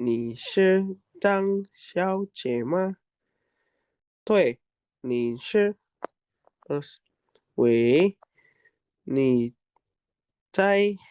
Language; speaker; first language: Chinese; non-native, learner; Indonesian